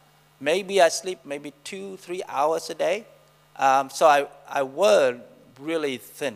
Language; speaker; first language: English; non-native, fluent; Vietnamese